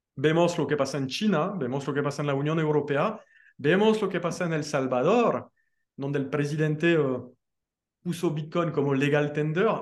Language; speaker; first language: Spanish; non-native, fluent; French